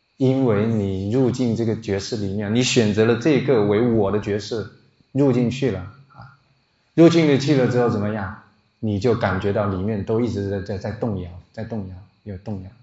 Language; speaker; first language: Chinese; non-native, local second language; Min Nan Chinese